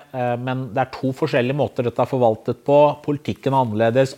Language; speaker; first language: Norwegian; native; Norwegian